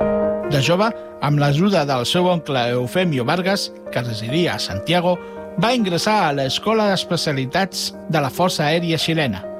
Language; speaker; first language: Catalan; native; Catalan